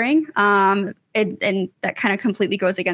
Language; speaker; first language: English; native; English